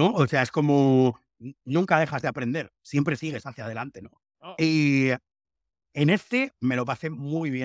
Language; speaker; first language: Spanish; native; Spanish